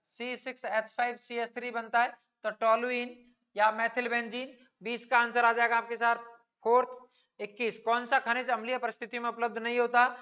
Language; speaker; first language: Hindi; native; Hindi